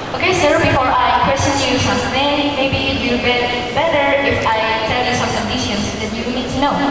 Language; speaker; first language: English; non-native, learner; Indonesian